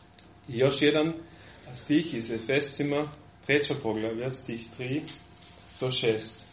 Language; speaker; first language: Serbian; non-native, fluent; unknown